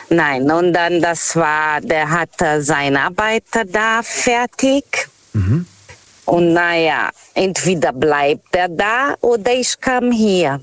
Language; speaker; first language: German; non-native, fluent; Portuguese